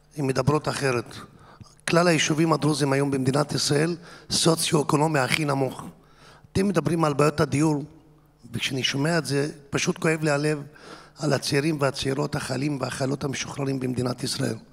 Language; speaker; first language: Hebrew; non-native, local second language; Arabic